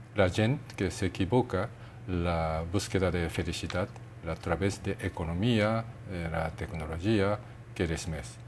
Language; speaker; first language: Catalan; non-native, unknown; Japanese